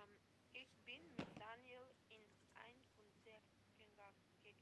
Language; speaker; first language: German; non-native, learner; Macedonian